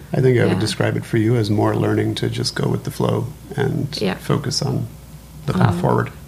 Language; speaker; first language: English; native; English